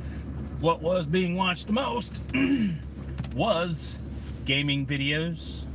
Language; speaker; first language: English; native; English